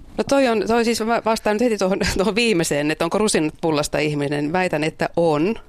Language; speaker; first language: Finnish; native; Finnish